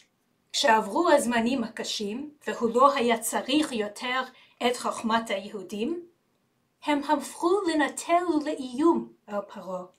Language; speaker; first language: Hebrew; non-native, learner; English